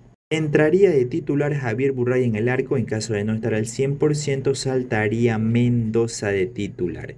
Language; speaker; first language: Spanish; native; Spanish